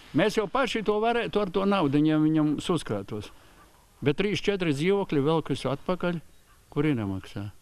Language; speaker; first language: Latvian; native; Latvian